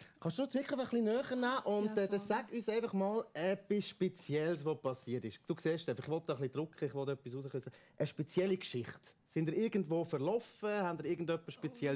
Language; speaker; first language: German; native; German